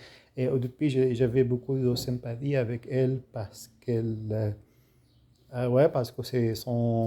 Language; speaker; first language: French; non-native, fluent; Arabic